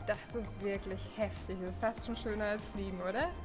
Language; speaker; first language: German; native; German